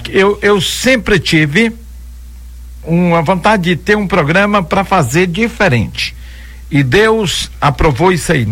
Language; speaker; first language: Portuguese; native; Portuguese